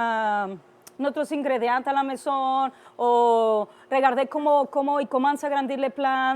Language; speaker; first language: French; non-native, learner; Spanish